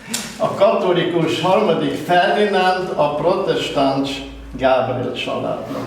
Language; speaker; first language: Hungarian; early bilingual, heritage; German